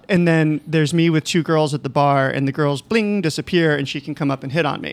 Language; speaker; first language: English; native; English